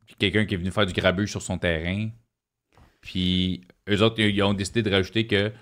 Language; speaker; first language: French; native; French